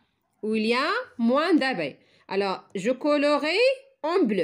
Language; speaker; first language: French; non-native, local second language; Arabic